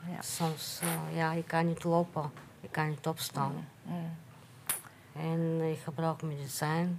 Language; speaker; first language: Dutch; non-native, learner; Bulgarian